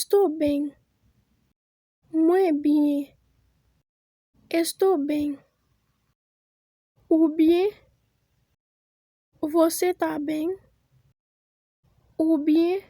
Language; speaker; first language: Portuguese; non-native, fluent; Haitian Creole